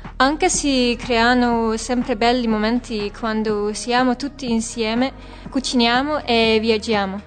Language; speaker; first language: Italian; non-native, fluent; Hungarian